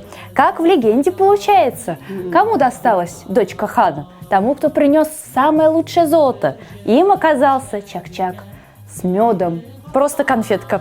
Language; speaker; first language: Russian; native; Russian